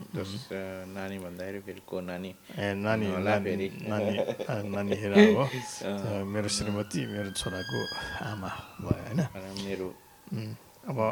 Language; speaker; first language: Nepali; native; Nepali